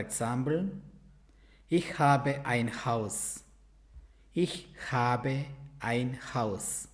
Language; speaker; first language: German; non-native, fluent; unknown